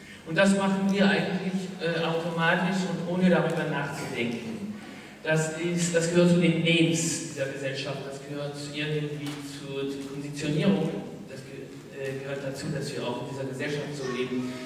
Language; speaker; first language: German; non-native, fluent; French